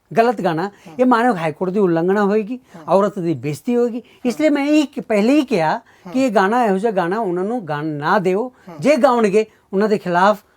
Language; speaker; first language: Punjabi; non-native, fluent; Marathi